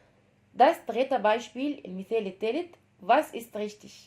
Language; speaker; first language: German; non-native, fluent; Arabic